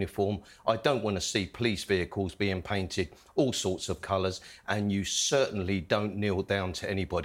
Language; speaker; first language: English; native; English